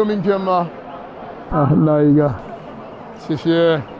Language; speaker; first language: Chinese; non-native, fluent; English